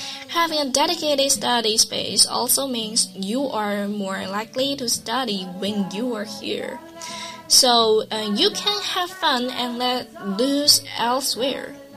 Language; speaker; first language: English; non-native, fluent; Chinese